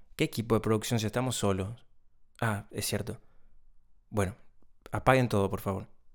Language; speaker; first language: Spanish; native; Spanish